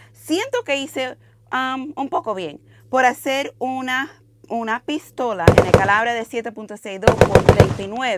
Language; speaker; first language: Spanish; non-native, learner; English